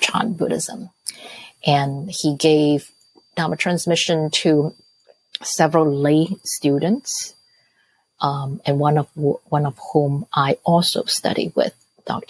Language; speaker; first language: English; non-native, local second language; Cantonese